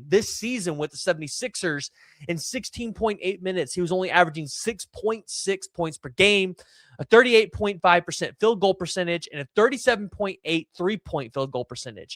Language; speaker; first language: English; native; English